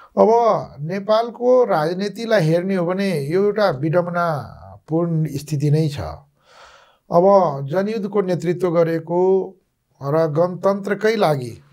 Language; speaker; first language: Nepali; non-native, local second language; Maithili